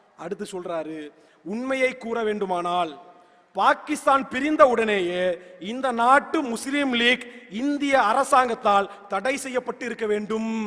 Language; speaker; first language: Tamil; native; Tamil